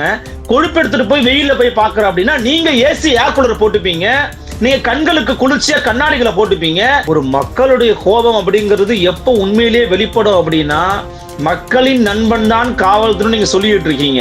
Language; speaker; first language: Tamil; native; Tamil